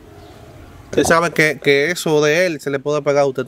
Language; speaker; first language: Spanish; native; Spanish